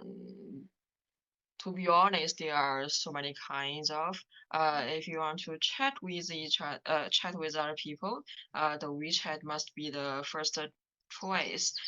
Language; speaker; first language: English; non-native, learner; Chinese